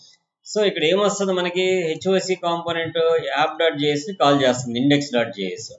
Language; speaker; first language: Telugu; native; Telugu